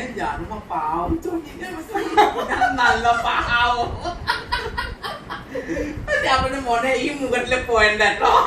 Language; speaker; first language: Malayalam; non-native, learner; Assamese